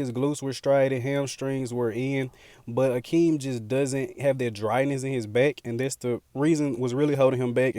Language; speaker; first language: English; native; English